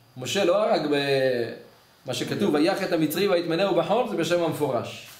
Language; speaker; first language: Hebrew; native; Hebrew